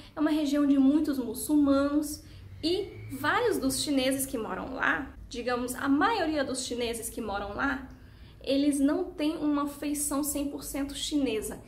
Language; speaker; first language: Portuguese; early bilingual, heritage; Portuguese